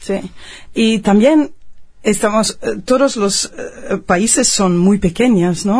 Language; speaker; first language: Spanish; non-native, fluent; Dutch